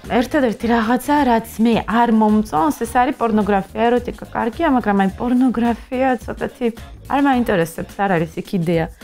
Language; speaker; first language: Georgian; native; Georgian